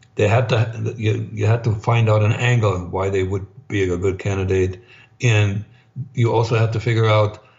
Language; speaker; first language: English; non-native, fluent; German